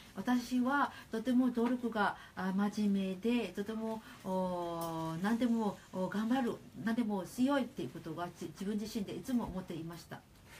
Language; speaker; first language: Japanese; non-native, fluent; Burmese